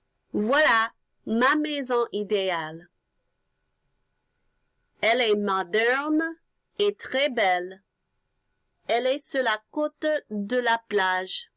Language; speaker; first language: French; non-native, learner; English